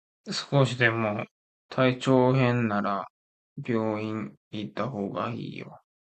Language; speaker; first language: Japanese; non-native, learner; Korean